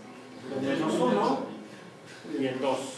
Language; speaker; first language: Spanish; native; Spanish